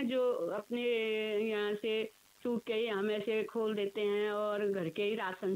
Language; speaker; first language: Hindi; native; Hindi